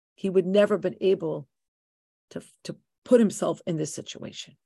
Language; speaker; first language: English; native; English